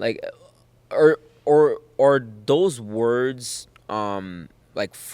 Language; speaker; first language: English; native; English